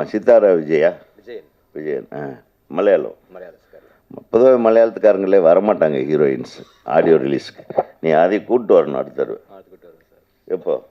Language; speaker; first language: Tamil; native; Tamil